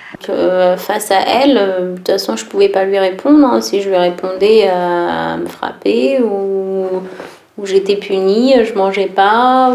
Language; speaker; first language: French; early bilingual, other home language; Arabic